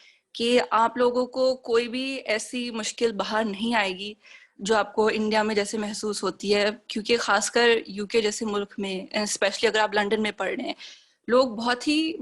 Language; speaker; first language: Hindi; native; Hindi